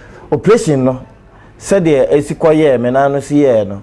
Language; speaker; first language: English; non-native, local second language; Akan